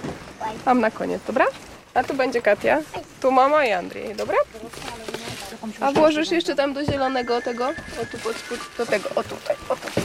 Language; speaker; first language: Polish; native; Polish